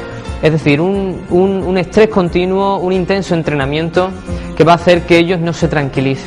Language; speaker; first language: Spanish; native; Spanish